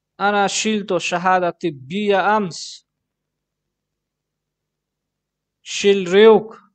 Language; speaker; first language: Arabic; non-native, learner; Urdu